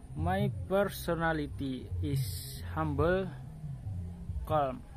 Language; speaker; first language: English; non-native, learner; Indonesian